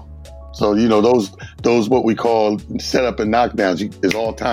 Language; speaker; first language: English; native; English